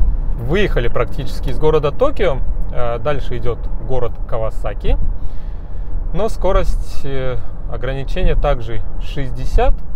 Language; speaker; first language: Russian; native; Russian